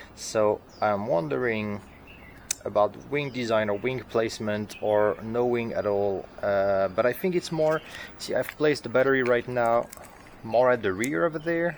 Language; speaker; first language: English; non-native, fluent; French